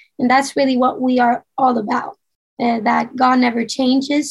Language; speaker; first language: English; non-native, fluent; Swedish